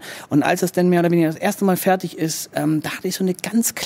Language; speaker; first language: German; native; German